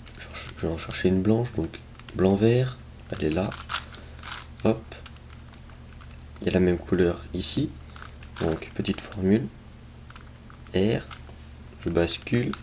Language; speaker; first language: French; native; French